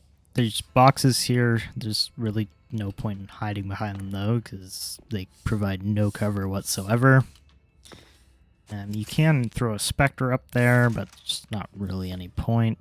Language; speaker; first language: English; native; English